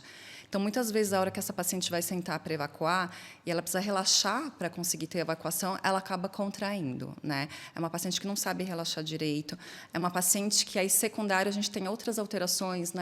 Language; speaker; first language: Portuguese; native; Portuguese